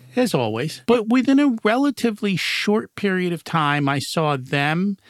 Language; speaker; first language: English; native; English